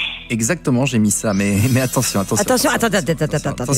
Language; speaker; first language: French; native; French